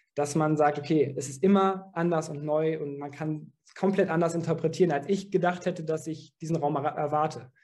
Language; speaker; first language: German; native; German